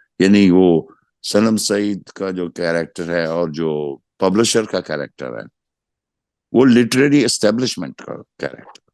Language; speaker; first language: Urdu; non-native, local second language; Punjabi